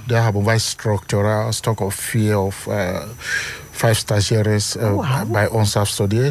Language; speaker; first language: Dutch; non-native, learner; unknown